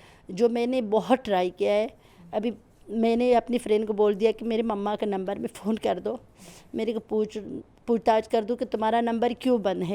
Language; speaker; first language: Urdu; non-native, learner; Persian